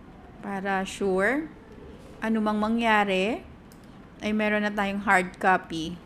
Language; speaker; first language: Filipino; native; Filipino